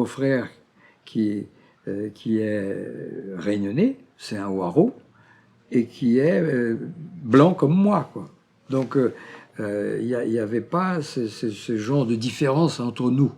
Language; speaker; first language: French; non-native, fluent; Portuguese